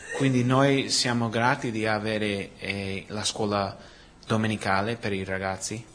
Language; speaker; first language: Italian; non-native, fluent; Spanish